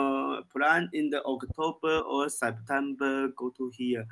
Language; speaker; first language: English; non-native, learner; Chinese